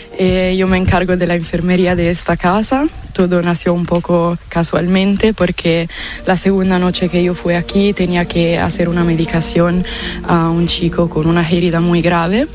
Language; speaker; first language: Spanish; non-native, fluent; Italian